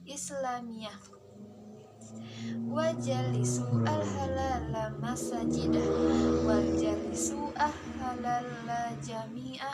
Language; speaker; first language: Arabic; non-native, learner; Indonesian